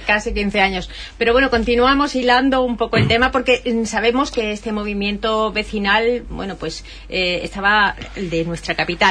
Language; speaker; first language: Spanish; native; Spanish